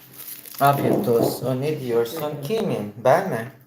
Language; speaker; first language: Turkish; non-native, learner; Filipino